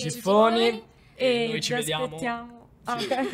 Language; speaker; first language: Italian; native; Italian